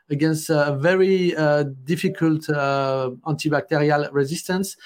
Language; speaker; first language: English; non-native, fluent; French